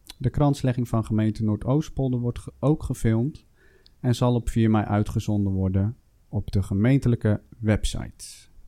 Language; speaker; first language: Dutch; native; Dutch